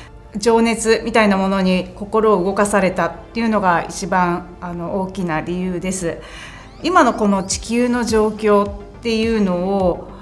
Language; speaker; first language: Japanese; native; Japanese